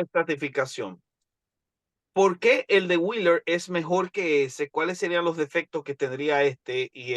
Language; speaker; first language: Spanish; native; Spanish